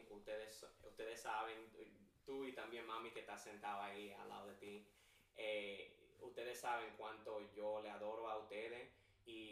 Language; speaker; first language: Spanish; early bilingual, heritage; English